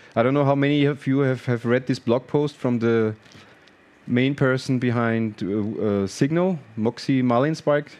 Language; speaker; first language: English; non-native, fluent; German